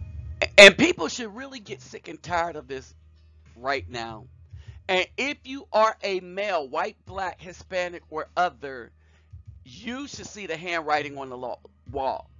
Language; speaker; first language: English; native; English